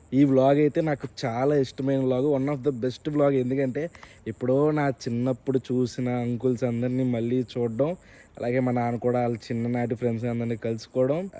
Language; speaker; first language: Telugu; native; Telugu